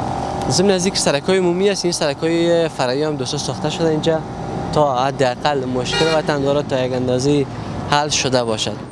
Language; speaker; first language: Persian; native; Persian